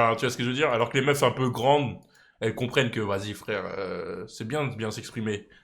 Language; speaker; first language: French; native; French